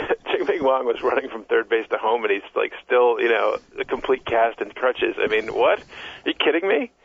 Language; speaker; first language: English; native; English